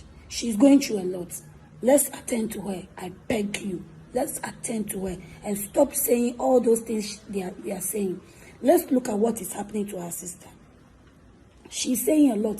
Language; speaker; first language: English; non-native, local second language; Akan